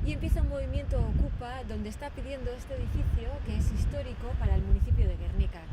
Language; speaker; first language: Spanish; non-native, local second language; Basque